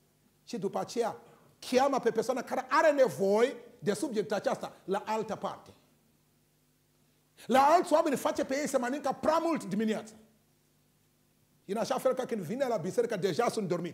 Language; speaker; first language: Romanian; non-native, learner; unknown